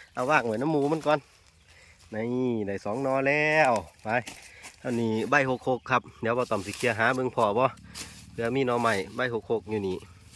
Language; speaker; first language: Thai; native; Thai